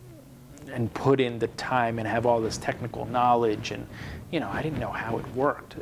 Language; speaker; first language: English; native; English